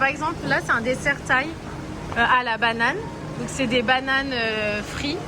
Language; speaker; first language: French; native; French